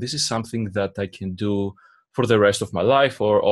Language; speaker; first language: English; non-native, fluent; Greek